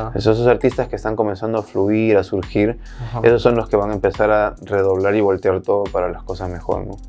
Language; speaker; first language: Spanish; early bilingual, heritage; Spanish